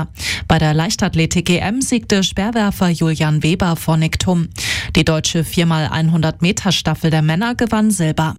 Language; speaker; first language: German; native; German